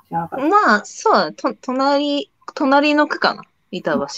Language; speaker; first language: Japanese; native; Japanese